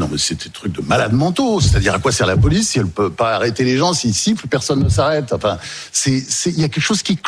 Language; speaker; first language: French; native; French